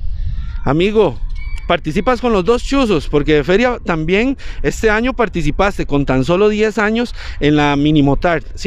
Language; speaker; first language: Spanish; native; Spanish